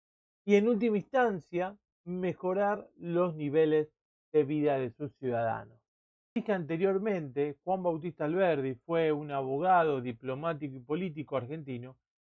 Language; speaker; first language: Spanish; native; Spanish